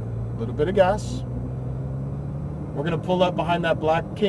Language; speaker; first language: English; native; English